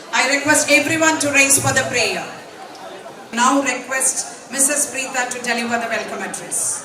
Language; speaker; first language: English; non-native, local second language; Tamil